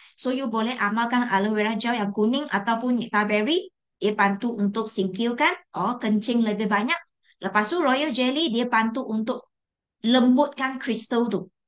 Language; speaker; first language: Malay; non-native, local second language; Chinese